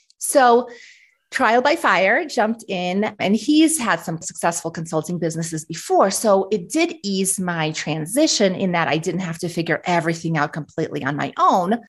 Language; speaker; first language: English; early bilingual, other home language; Russian